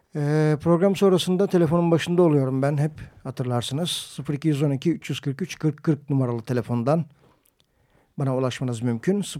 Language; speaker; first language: Turkish; native; Turkish